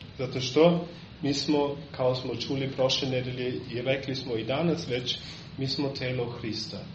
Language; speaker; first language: Serbian; non-native, fluent; German